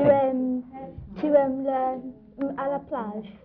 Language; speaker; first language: French; non-native, learner; English